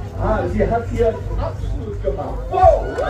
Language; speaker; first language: German; non-native, learner; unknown